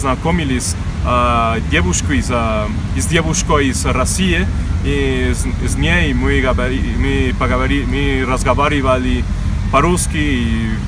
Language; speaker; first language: Russian; non-native, learner; Spanish